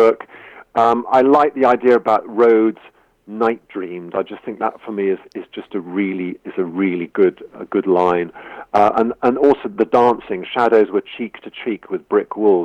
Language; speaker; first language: English; native; English